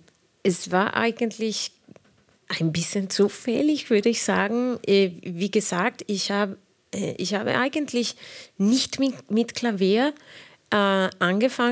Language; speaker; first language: German; non-native, fluent; Spanish